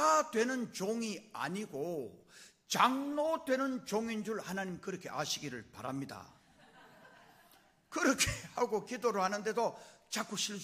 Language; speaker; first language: Korean; native; Korean